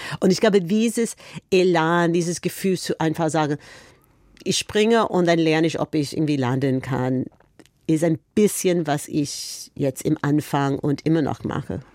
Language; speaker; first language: German; non-native, fluent; English